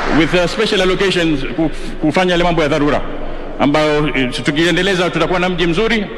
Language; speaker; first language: Swahili; native; Swahili